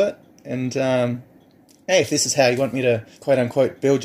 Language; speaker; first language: English; native; English